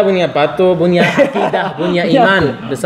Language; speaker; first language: Indonesian; non-native, learner; Arabic